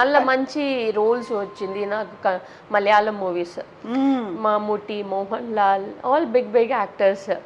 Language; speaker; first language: Telugu; non-native, local second language; Tamil